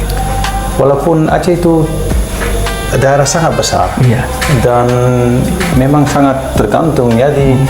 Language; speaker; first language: Indonesian; non-native, fluent; Dutch